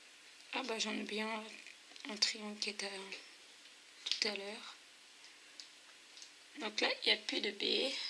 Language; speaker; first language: French; native; French